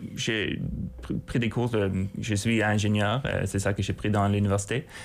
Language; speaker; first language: French; non-native, fluent; Swedish